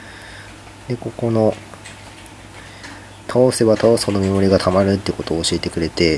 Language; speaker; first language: Japanese; native; Japanese